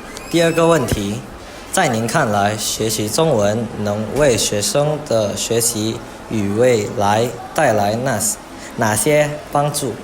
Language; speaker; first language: Chinese; non-native, learner; Indonesian